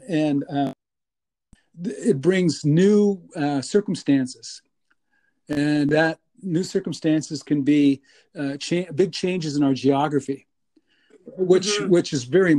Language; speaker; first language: English; native; English